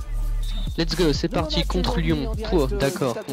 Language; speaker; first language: French; native; French